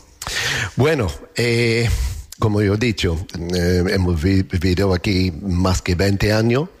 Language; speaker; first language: Spanish; non-native, fluent; English